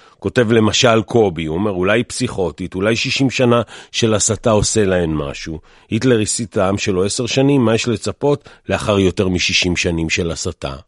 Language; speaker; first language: Hebrew; native; Hebrew